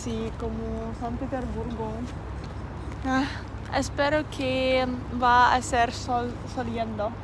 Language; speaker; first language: Spanish; non-native, learner; Russian